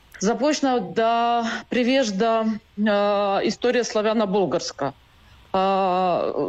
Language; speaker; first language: Bulgarian; non-native, learner; Ukrainian